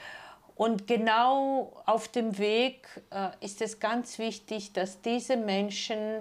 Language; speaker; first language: German; non-native, fluent; Georgian